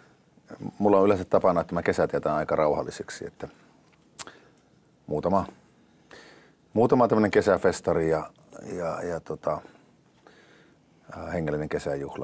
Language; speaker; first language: Finnish; native; Finnish